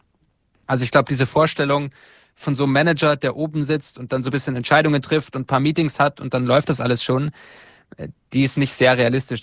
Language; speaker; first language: German; native; German